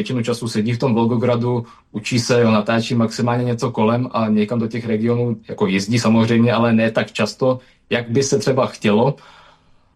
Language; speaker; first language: Czech; native; Czech